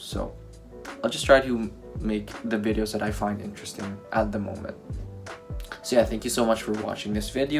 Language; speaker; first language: English; non-native, local second language; Filipino